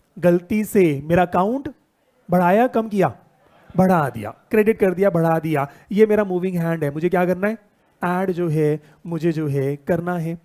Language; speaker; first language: Hindi; native; Hindi